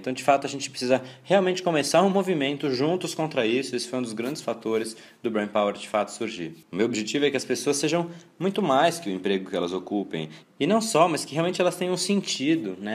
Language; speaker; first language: Portuguese; native; Portuguese